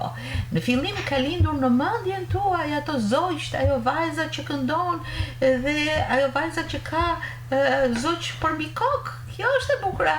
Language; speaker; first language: Albanian; native; Albanian